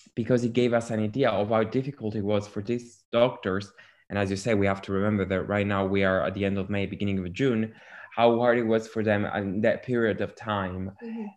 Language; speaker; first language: English; non-native, fluent; Italian